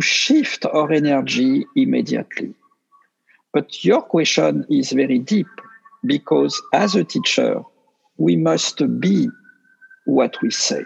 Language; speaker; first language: English; non-native, fluent; French